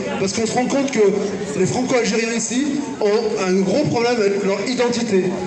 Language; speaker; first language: French; early bilingual, other home language; Arabic